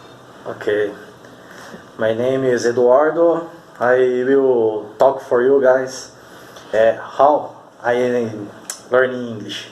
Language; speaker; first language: English; non-native, learner; Portuguese